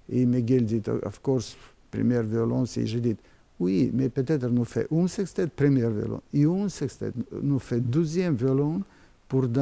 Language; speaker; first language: French; non-native, learner; Russian